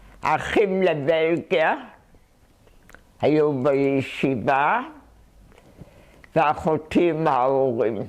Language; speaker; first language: Hebrew; non-native, fluent; German